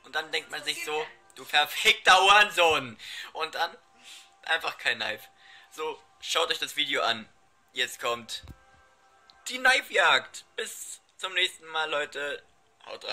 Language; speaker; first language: German; native; German